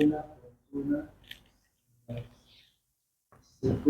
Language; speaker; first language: Arabic; non-native, learner; Indonesian